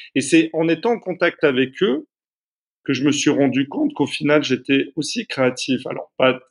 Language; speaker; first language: French; native; French